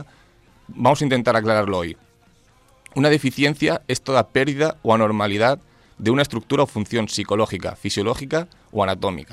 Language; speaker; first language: Spanish; native; Spanish